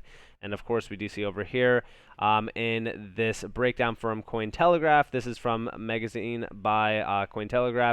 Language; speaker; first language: English; native; English